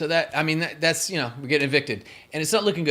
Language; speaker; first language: English; native; English